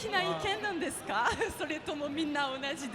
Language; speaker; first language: Japanese; non-native, fluent; French